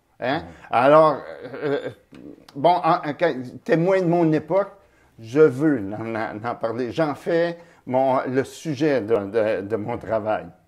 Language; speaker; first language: French; native; French